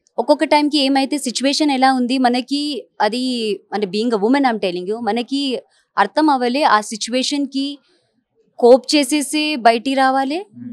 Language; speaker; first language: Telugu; non-native, local second language; Hindi